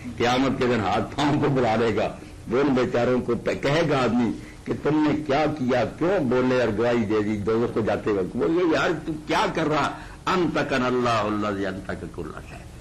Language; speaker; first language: Urdu; non-native, local second language; Punjabi